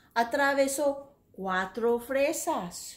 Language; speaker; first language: Spanish; non-native, fluent; English